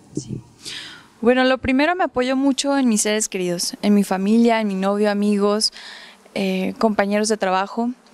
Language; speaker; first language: Spanish; early bilingual, heritage; Spanish